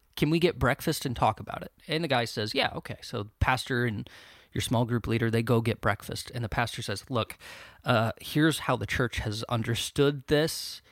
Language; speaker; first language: English; native; English